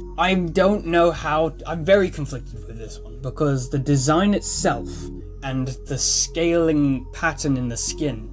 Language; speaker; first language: English; native; English